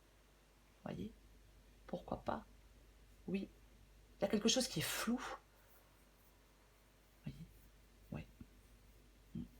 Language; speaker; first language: French; native; French